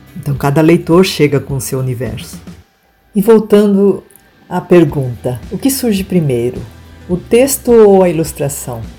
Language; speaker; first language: Portuguese; non-native, local second language; Japanese